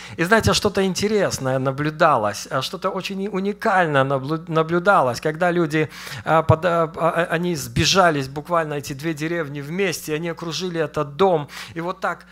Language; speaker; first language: Russian; native; Russian